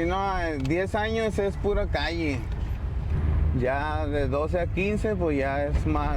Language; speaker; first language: Spanish; native; Spanish